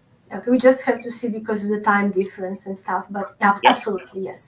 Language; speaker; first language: English; non-native, fluent; Croatian